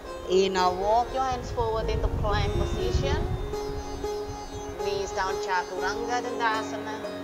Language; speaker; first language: English; non-native, fluent; Indonesian